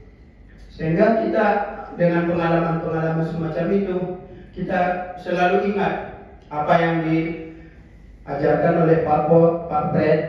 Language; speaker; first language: Indonesian; native; Indonesian